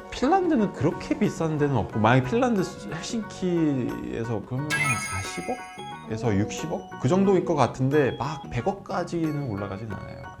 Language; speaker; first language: Korean; non-native, fluent; Finnish